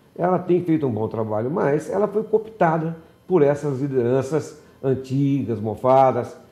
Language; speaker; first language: Portuguese; native; Portuguese